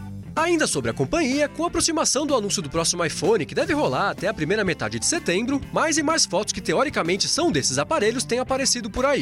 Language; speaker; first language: Portuguese; native; Portuguese